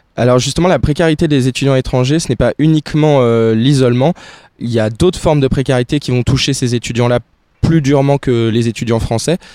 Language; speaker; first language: French; native; French